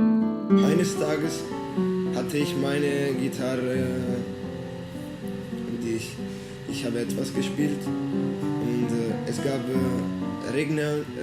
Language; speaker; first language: German; non-native, fluent; Italian